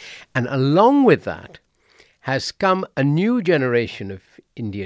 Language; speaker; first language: English; non-native, local second language; Bangla